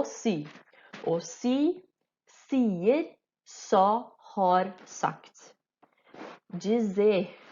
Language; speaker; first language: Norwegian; non-native, fluent; Portuguese